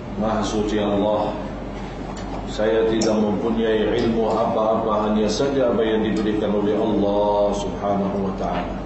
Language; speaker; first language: Malay; non-native, fluent; Arabic